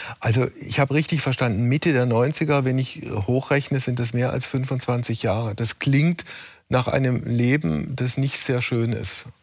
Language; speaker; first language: German; native; German